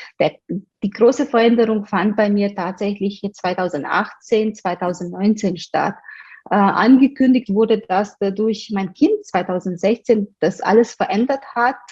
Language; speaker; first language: German; non-native, fluent; Romanian